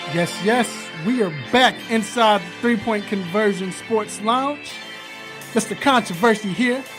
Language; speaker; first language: English; native; English